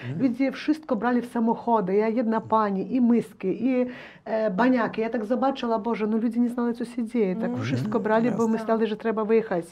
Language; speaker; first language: Polish; non-native, learner; Ukrainian